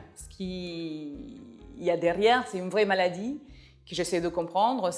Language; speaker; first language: French; non-native, fluent; Italian